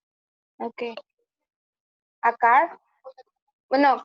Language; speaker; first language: English; non-native, learner; Spanish